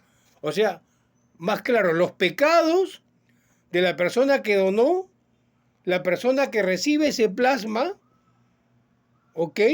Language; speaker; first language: Spanish; native; Spanish